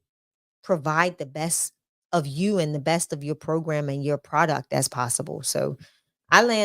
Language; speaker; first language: English; native; English